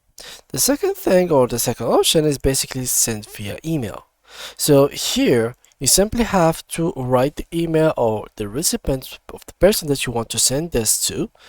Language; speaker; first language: English; non-native, fluent; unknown